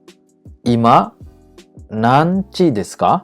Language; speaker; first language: Japanese; non-native, fluent; Khmer